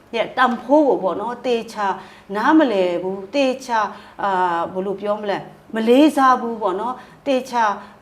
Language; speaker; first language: Burmese; non-native, local second language; Kachin